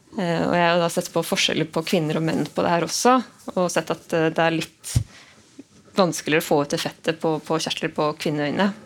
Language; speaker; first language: Norwegian; native; Norwegian